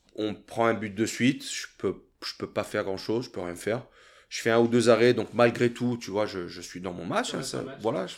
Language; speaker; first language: French; native; French